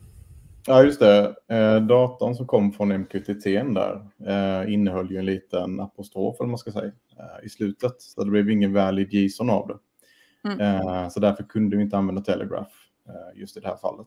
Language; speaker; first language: Swedish; native; Swedish